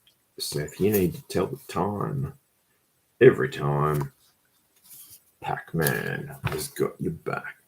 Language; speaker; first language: English; native; English